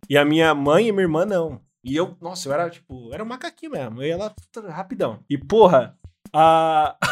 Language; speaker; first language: Portuguese; native; Portuguese